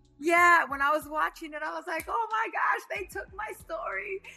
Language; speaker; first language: English; early bilingual, other home language; Spanish